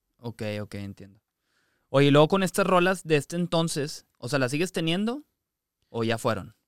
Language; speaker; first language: Spanish; native; Spanish